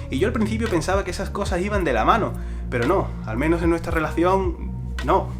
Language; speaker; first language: Spanish; native; Spanish